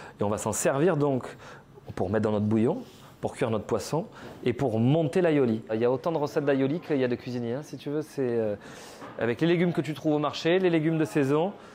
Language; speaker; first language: French; native; French